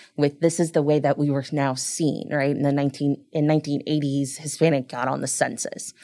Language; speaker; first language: English; early bilingual, other home language; Spanish